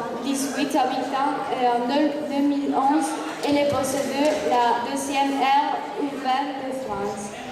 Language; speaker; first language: French; non-native, learner; Spanish